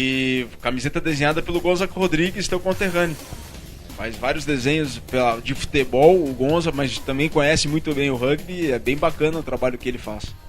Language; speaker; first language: Portuguese; native; Portuguese